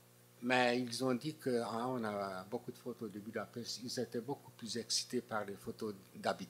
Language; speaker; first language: French; non-native, fluent; Hungarian